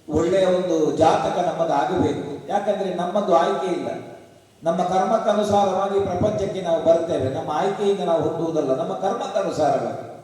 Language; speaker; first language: Kannada; native; Kannada